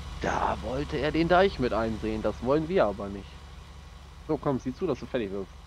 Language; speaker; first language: German; native; German